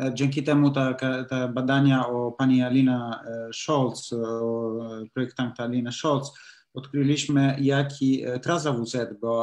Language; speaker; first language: Polish; non-native, learner; Italian